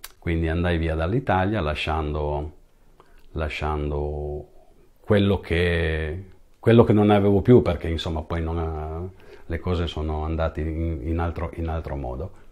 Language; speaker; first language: Italian; native; Italian